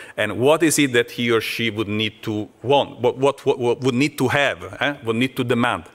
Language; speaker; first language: English; non-native, fluent; Italian